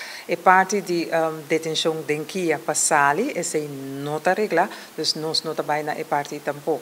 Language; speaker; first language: Portuguese; non-native, learner; Papiamento